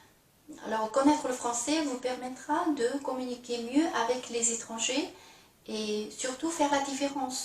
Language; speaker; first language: French; non-native, fluent; Chinese